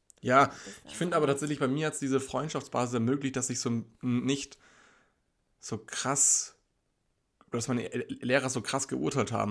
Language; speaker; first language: German; native; German